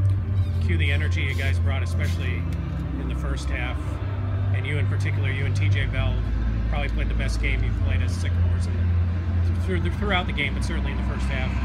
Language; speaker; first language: English; native; English